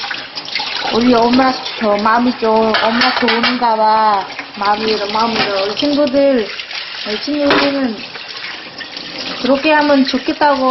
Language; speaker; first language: Korean; non-native, learner; Khmer